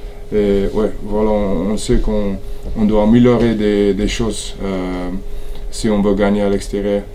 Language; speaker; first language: French; non-native, fluent; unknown